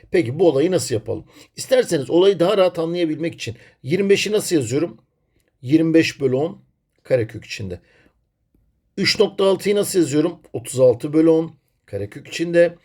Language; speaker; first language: Turkish; native; Turkish